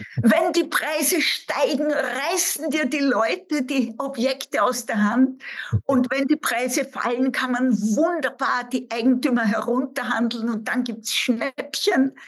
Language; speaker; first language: German; native; German